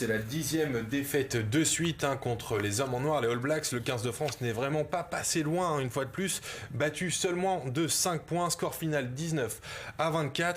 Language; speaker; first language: French; native; French